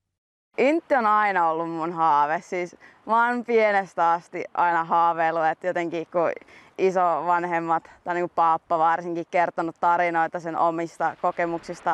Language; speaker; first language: Finnish; native; Finnish